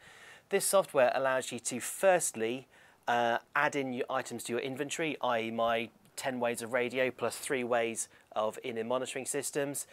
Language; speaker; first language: English; native; English